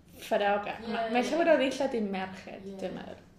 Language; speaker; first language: Welsh; non-native, learner; Spanish